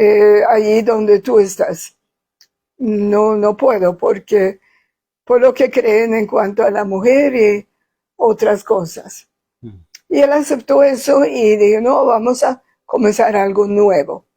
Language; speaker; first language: Spanish; non-native, fluent; Swedish